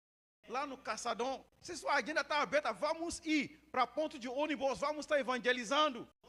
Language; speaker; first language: Portuguese; non-native, learner; Yoruba